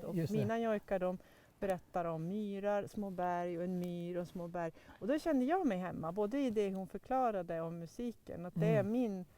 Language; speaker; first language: Swedish; native; Swedish